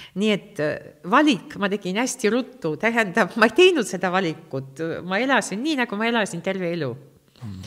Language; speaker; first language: Estonian; non-native, local second language; Russian